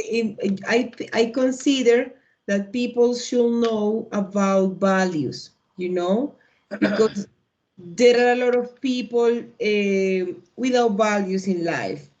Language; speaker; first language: English; non-native, learner; Spanish